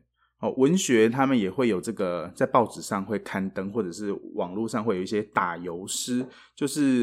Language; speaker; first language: Chinese; native; Chinese